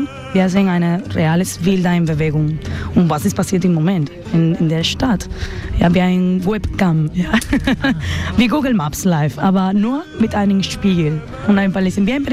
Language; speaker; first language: German; non-native, learner; Spanish